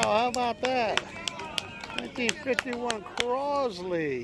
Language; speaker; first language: English; native; English